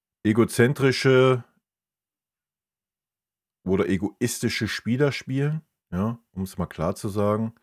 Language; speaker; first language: German; native; German